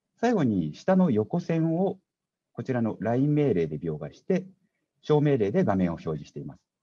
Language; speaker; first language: Japanese; native; Japanese